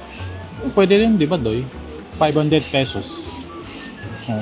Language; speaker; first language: Filipino; non-native, learner; Korean